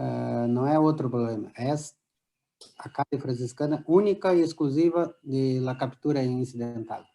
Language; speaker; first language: Spanish; non-native, learner; Portuguese